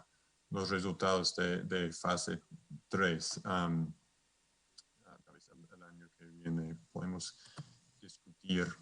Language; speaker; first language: Spanish; non-native, fluent; English